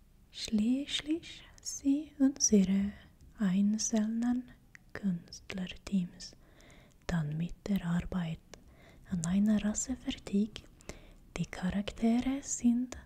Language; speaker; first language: German; non-native, learner; Swedish